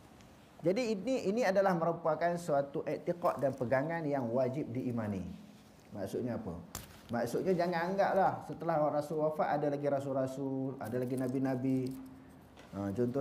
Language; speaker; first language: Malay; native; Malay